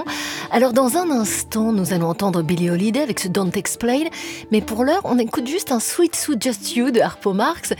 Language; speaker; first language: French; native; French